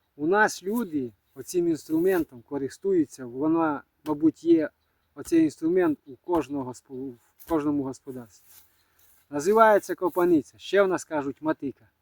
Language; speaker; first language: Ukrainian; native; Ukrainian